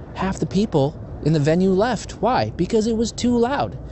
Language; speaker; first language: English; native; English